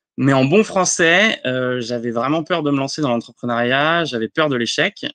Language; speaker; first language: French; native; French